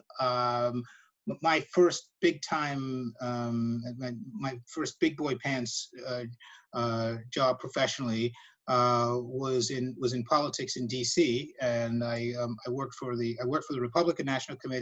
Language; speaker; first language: English; native; English